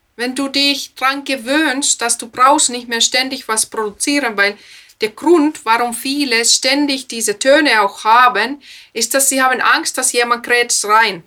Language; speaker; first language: German; non-native, fluent; Finnish